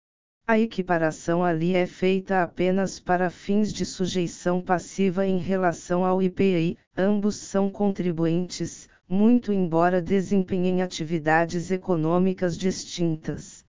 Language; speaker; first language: Portuguese; native; Portuguese